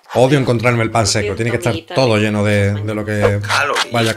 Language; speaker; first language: Spanish; native; Spanish